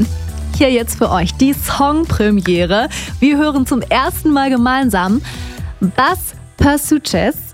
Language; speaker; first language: German; native; German